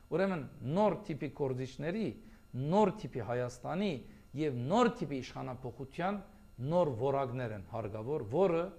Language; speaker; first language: Armenian; early bilingual, heritage; Armenian